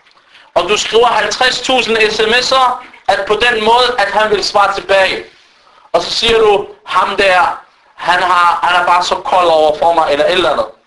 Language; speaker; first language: Danish; non-native, fluent; Arabic